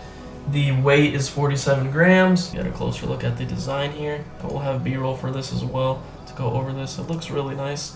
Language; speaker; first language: English; native; English